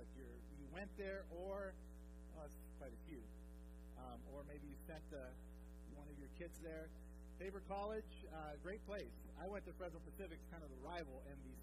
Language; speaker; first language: English; native; English